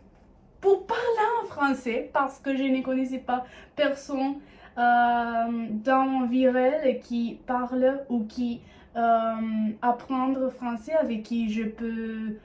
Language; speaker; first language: French; non-native, learner; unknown